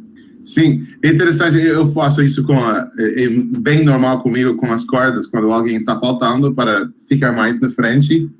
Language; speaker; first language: Portuguese; non-native, fluent; English